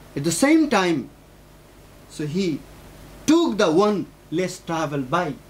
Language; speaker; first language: English; non-native, local second language; Nepali